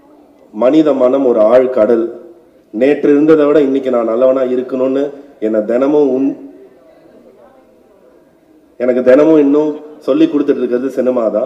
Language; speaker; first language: Tamil; native; Tamil